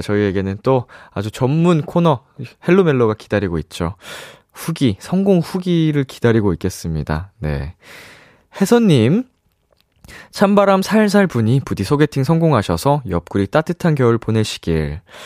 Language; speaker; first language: Korean; native; Korean